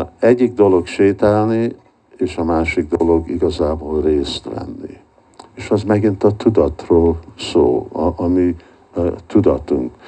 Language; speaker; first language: Hungarian; early bilingual, heritage; Hungarian